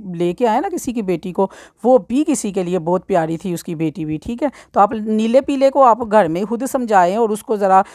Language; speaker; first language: Urdu; non-native, local second language; Punjabi